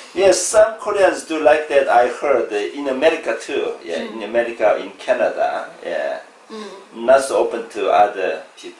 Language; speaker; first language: English; non-native, learner; Korean